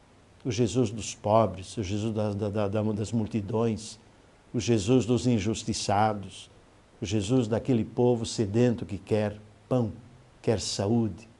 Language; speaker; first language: Portuguese; native; Portuguese